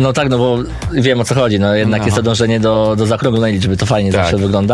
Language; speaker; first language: Polish; native; Polish